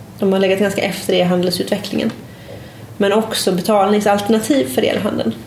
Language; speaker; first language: Swedish; native; Swedish